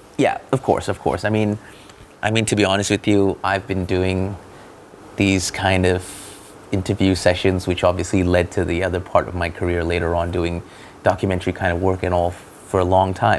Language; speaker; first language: English; non-native, local second language; Malay